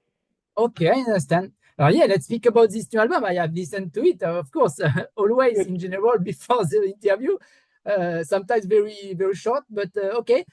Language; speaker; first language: English; non-native, learner; French